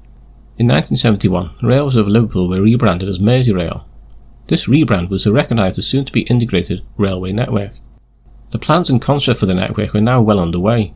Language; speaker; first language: English; native; English